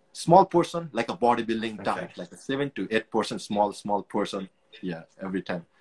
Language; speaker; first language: English; non-native, local second language; Nepali